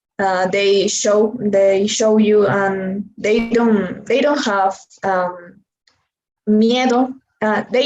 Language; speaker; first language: English; non-native, learner; Spanish